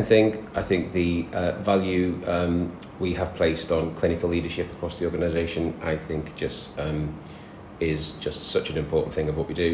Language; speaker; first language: English; native; English